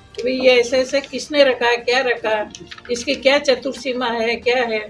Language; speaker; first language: Hindi; non-native, local second language; Marathi